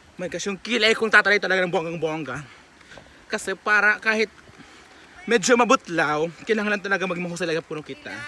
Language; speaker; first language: Filipino; non-native, local second language; Waray